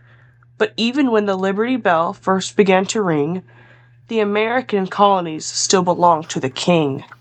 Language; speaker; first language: English; native; English